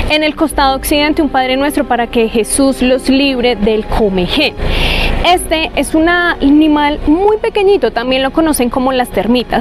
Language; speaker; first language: Spanish; native; Spanish